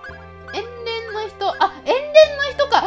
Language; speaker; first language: Japanese; native; Japanese